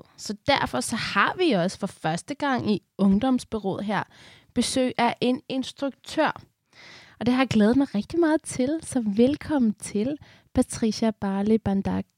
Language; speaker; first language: Danish; early bilingual, other home language; Persian